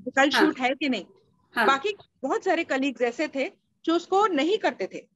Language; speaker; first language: Hindi; native; Hindi